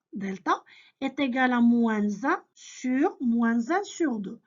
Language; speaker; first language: French; non-native, local second language; Arabic